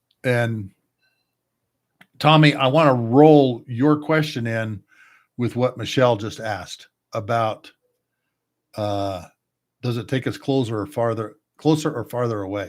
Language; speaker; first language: English; native; English